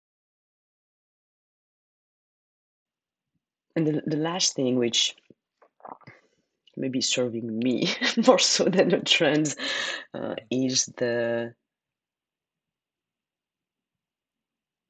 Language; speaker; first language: English; non-native, fluent; French